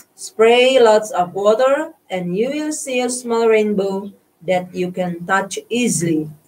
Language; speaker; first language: English; non-native, fluent; Indonesian